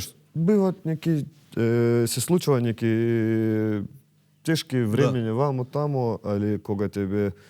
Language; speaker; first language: Macedonian; non-native, learner; Russian